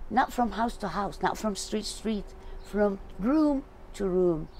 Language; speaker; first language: English; non-native, fluent; Arabic